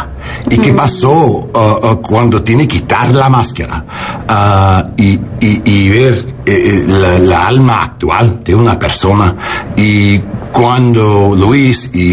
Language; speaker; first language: Spanish; non-native, learner; English